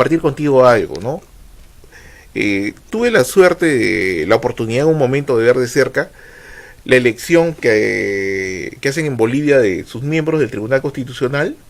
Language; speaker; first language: Spanish; native; Spanish